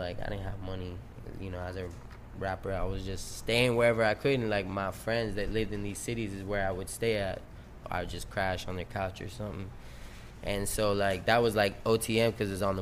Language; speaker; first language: English; early bilingual, other home language; Spanish